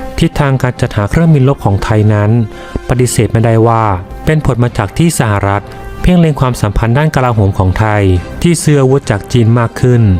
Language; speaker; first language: Thai; native; Thai